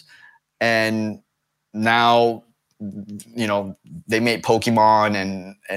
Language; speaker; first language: English; native; English